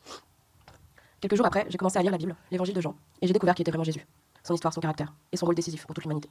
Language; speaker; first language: French; native; French